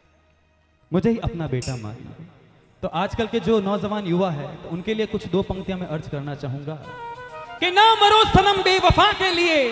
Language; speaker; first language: Hindi; native; Hindi